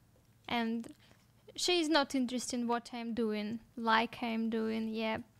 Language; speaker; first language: English; non-native, learner; Russian